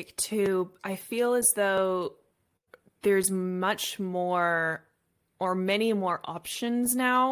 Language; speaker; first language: English; native; English